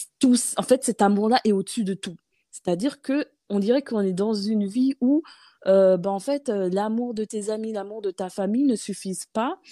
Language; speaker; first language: French; native; French